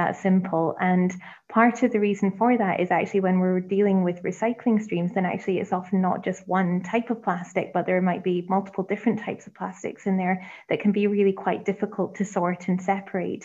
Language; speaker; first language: English; native; English